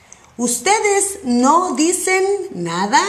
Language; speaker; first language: Spanish; non-native, fluent; English